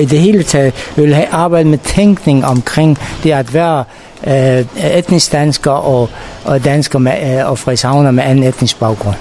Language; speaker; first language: Danish; non-native, fluent; Persian